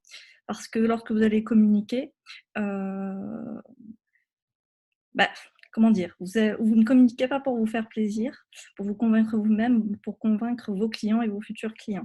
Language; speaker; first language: French; native; French